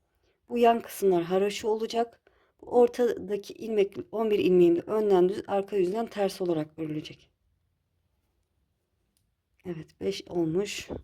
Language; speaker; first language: Turkish; native; Turkish